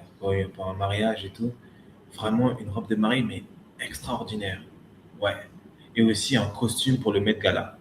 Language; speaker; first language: French; early bilingual, other home language; Lingala